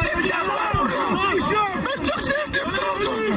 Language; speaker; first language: Turkish; non-native, learner; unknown